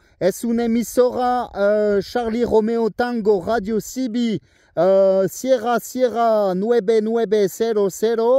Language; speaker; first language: Spanish; non-native, learner; French